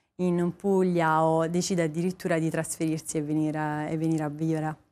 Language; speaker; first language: Italian; native; Italian